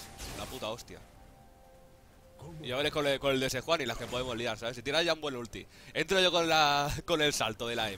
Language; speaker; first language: Spanish; native; Spanish